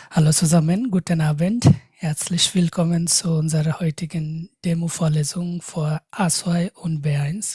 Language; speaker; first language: German; non-native, fluent; Bangla